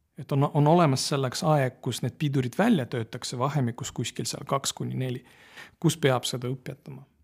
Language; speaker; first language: Estonian; non-native, local second language; Russian